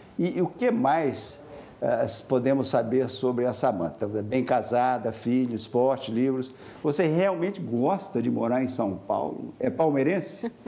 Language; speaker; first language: Portuguese; native; Portuguese